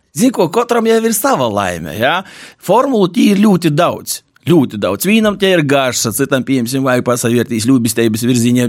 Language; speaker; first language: Latvian; native; Latvian